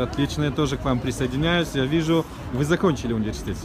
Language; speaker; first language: Russian; non-native, local second language; Tajik